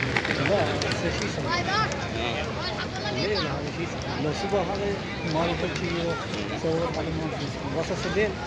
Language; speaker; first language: Arabic; non-native, learner; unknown